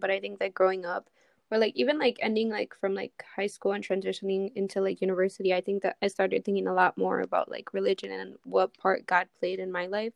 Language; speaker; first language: English; native; English